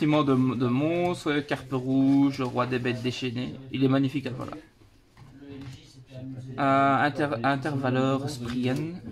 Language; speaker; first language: French; native; French